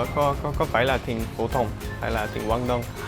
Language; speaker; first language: Vietnamese; non-native, learner; English